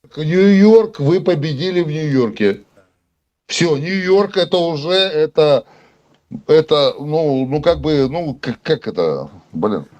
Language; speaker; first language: Russian; native; Russian